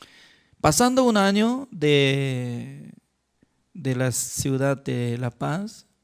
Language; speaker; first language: Spanish; non-native, learner; Korean